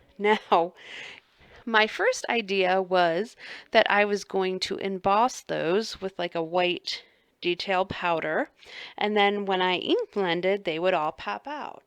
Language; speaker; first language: English; native; English